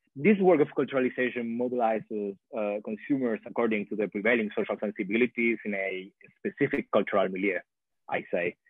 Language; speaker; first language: English; non-native, fluent; Spanish